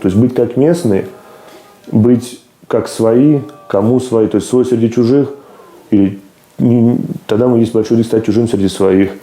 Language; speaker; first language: Russian; native; Russian